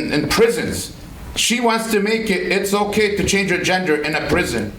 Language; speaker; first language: English; non-native, fluent; Arabic